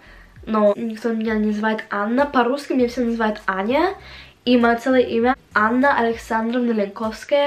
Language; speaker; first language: Russian; early bilingual, heritage; Russian